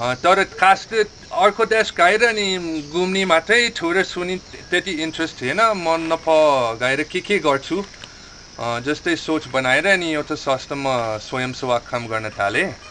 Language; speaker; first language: Nepali; non-native, fluent; English